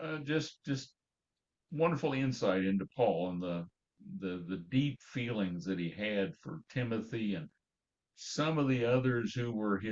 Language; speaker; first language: English; native; English